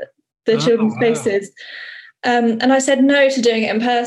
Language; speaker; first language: English; native; English